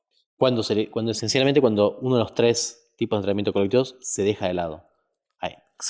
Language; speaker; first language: Spanish; native; Spanish